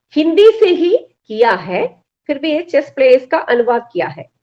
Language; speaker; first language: Hindi; non-native, local second language; Malayalam